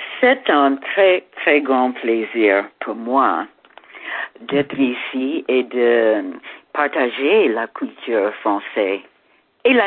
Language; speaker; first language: French; non-native, fluent; English